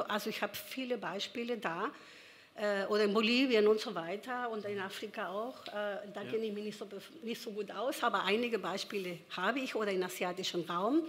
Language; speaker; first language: German; non-native, fluent; Spanish